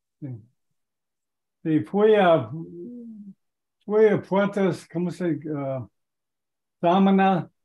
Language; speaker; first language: Spanish; non-native, learner; English